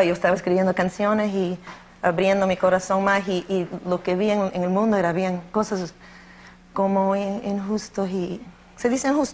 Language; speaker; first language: Spanish; early bilingual, heritage; Spanish